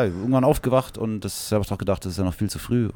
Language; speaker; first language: German; native; German